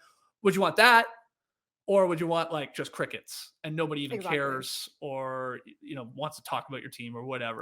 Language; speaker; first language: English; native; English